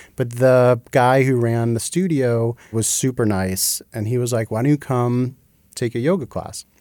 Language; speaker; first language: English; native; English